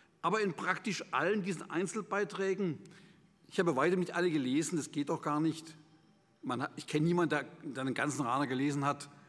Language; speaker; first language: German; native; German